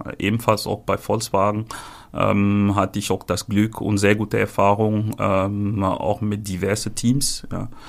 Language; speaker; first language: German; non-native, fluent; French